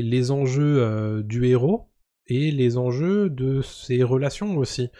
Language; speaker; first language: French; native; French